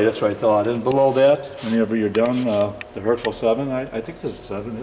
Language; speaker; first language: English; native; English